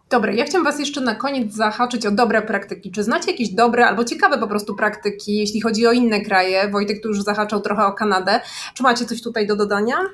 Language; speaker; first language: Polish; native; Polish